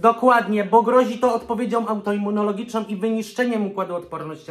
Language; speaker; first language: Polish; native; Polish